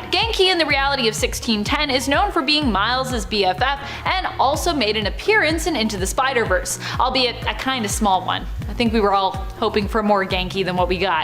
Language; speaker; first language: English; native; English